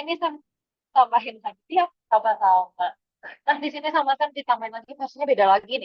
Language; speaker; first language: Indonesian; native; Indonesian